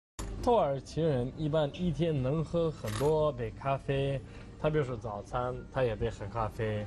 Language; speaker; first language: Chinese; non-native, fluent; Turkmen